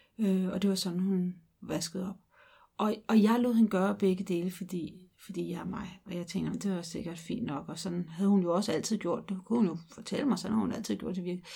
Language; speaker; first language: Danish; native; Danish